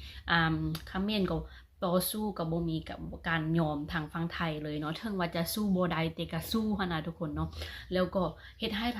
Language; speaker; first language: Thai; non-native, local second language; Northeastern Thai